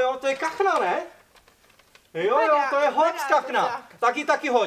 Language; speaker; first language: Czech; native; Czech